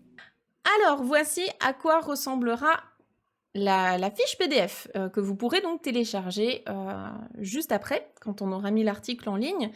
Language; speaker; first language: French; native; French